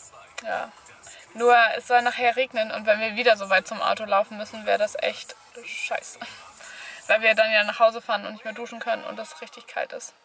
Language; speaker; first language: German; native; German